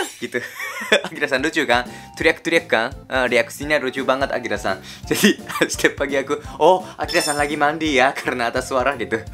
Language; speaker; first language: Indonesian; non-native, fluent; Japanese